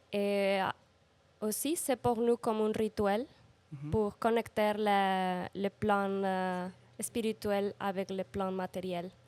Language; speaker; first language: French; non-native, learner; Spanish